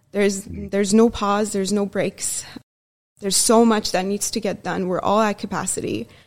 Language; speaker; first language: English; early bilingual, other home language; Persian